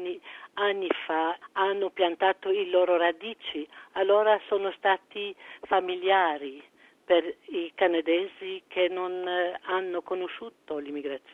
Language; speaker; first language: Italian; early bilingual, heritage; French